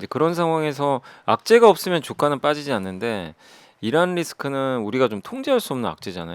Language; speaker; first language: Korean; native; Korean